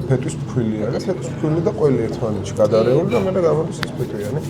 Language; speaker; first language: Georgian; non-native, local second language; Svan